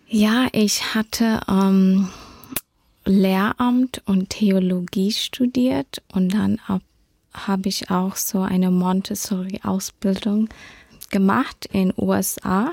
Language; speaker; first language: German; early bilingual, heritage; German